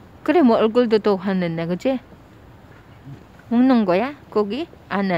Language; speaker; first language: Korean; non-native, learner; Filipino